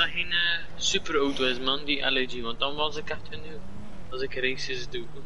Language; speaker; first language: Dutch; native; Dutch